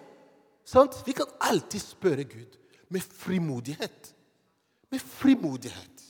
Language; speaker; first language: Norwegian; non-native, fluent; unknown